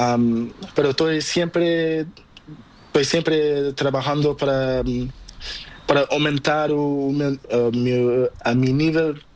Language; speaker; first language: Spanish; non-native, learner; Portuguese